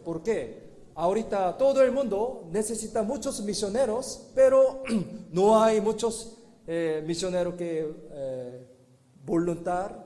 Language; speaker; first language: Spanish; non-native, fluent; Korean